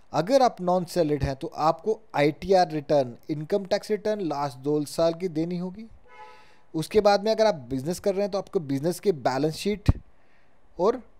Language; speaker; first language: Hindi; native; Hindi